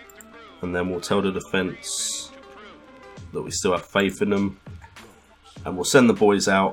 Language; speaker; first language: English; native; English